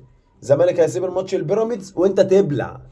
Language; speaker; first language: Arabic; native; Arabic